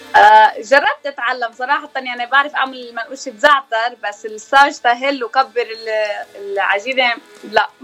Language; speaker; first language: Arabic; native; Arabic